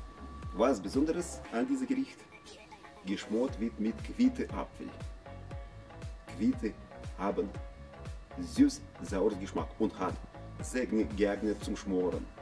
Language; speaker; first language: German; non-native, learner; Russian